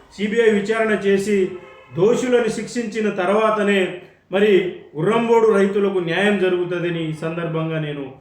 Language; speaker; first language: Telugu; native; Telugu